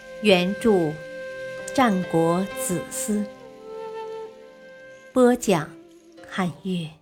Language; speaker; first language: Chinese; native; Chinese